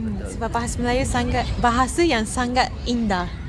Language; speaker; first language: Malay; non-native, fluent; Japanese